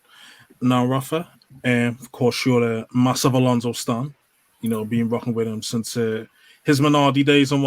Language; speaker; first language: English; native; English